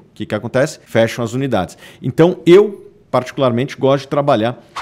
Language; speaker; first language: Portuguese; native; Portuguese